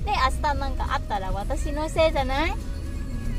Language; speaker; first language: Japanese; non-native, learner; Vietnamese